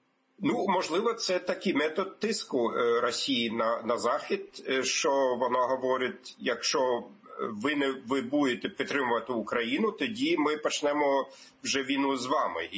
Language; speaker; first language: Ukrainian; non-native, fluent; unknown